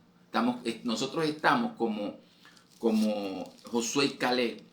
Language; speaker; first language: Spanish; native; Spanish